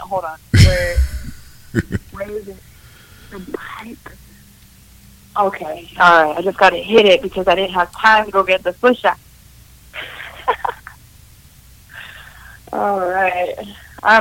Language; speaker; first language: English; early bilingual, other home language; Spanish